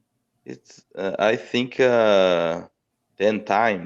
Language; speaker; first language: English; non-native, learner; Portuguese